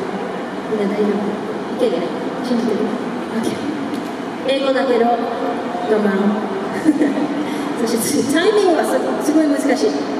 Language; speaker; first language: Japanese; non-native, fluent; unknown